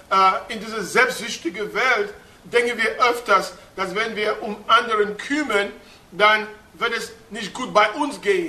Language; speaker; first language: German; non-native, fluent; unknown